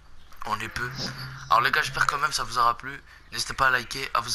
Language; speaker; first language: French; native; French